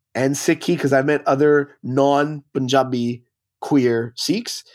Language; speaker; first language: English; native; English